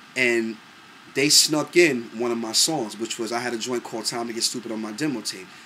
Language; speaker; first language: English; native; English